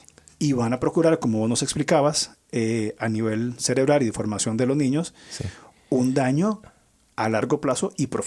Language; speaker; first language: Spanish; native; Spanish